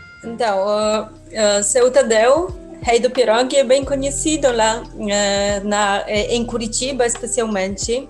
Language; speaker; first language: Portuguese; non-native, fluent; Polish